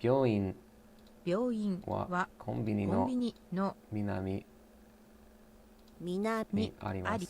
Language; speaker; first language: Japanese; non-native, learner; English